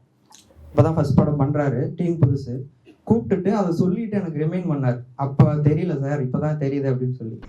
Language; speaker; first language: Tamil; native; Tamil